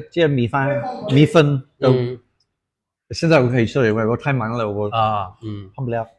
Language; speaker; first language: Chinese; non-native, fluent; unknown